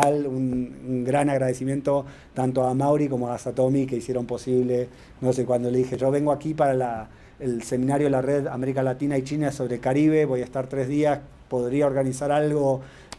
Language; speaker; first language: Spanish; native; Spanish